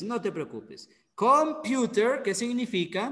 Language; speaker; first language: Spanish; native; Spanish